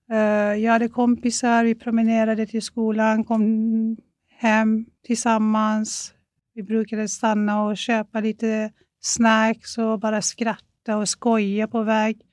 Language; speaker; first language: Swedish; non-native, fluent; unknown